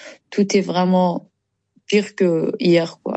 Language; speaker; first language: French; non-native, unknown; Persian